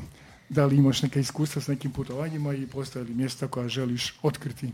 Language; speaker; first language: Croatian; native; Croatian